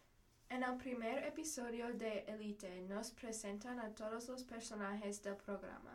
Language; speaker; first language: Spanish; non-native, learner; English